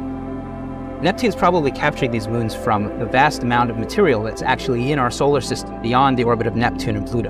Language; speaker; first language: English; native; English